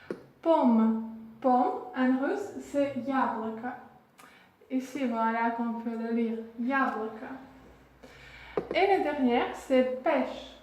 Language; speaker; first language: French; non-native, fluent; Russian